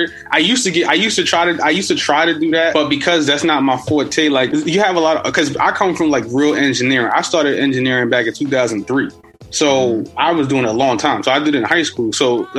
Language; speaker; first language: English; native; English